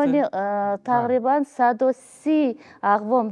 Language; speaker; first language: Persian; non-native, fluent; Kazakh